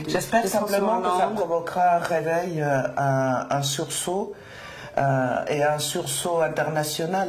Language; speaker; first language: French; non-native, fluent; Spanish